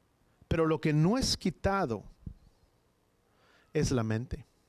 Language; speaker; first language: Spanish; native; Spanish